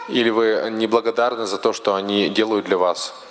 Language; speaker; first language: Russian; native; Russian